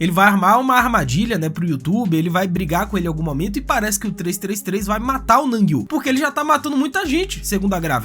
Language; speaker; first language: Portuguese; native; Portuguese